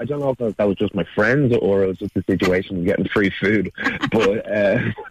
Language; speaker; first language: English; native; English